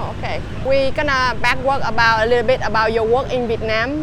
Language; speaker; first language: English; non-native, fluent; Vietnamese